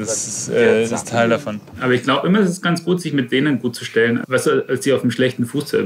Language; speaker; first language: German; native; German